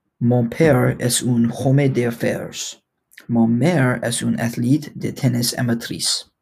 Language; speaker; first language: French; non-native, learner; English